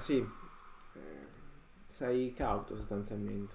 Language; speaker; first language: Italian; native; Italian